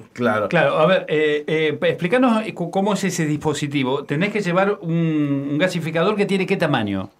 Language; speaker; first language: Spanish; native; Spanish